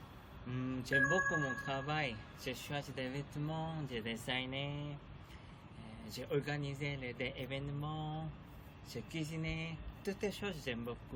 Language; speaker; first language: French; non-native, learner; Korean